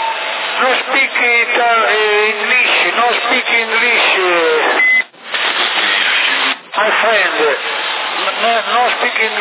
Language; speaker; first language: English; non-native, learner; Italian